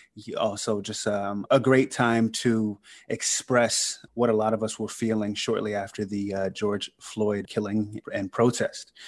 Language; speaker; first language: English; native; English